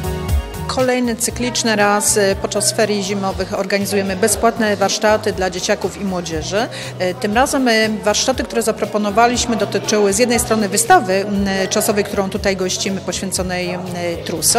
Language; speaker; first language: Polish; native; Polish